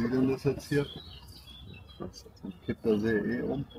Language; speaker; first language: German; native; German